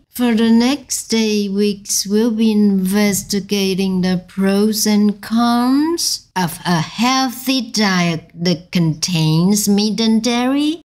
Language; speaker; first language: English; non-native, fluent; Chinese